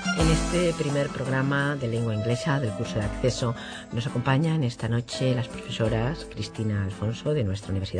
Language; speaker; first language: Spanish; native; Spanish